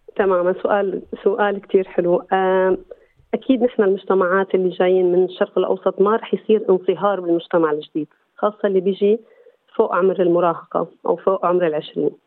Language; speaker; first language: Arabic; native; Arabic